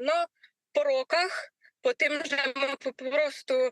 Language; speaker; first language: Polish; non-native, learner; Ukrainian